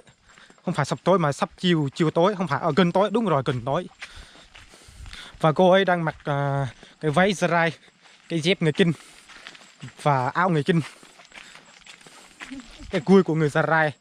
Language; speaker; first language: Vietnamese; non-native, local second language; Jarai